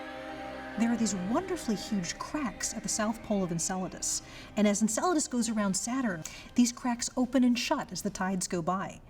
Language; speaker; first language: English; native; English